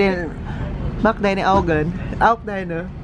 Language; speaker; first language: German; non-native, learner; Filipino